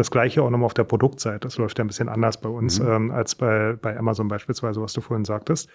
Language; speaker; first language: German; native; German